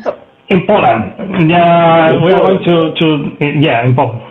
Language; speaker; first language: English; non-native, learner; Spanish